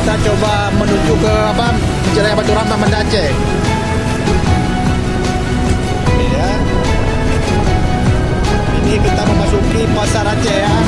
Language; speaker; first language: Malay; non-native, local second language; Achinese